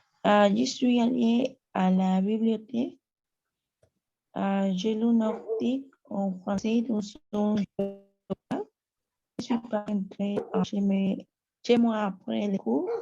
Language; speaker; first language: French; non-native, learner; Spanish